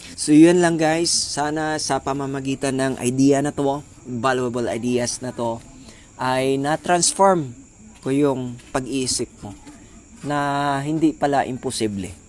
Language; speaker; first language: Filipino; non-native, local second language; Cebuano